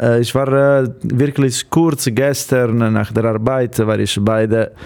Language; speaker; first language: German; non-native, fluent; Italian